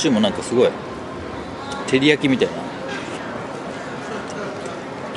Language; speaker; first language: Japanese; native; Japanese